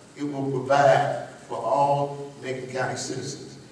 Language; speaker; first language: English; native; English